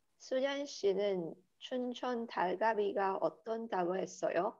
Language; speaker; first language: Korean; non-native, learner; Chinese